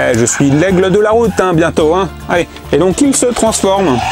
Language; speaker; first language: French; native; French